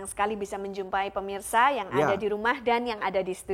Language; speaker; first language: Indonesian; native; Indonesian